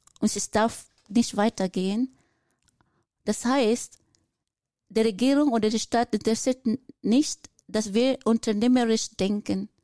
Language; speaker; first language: German; non-native, fluent; Filipino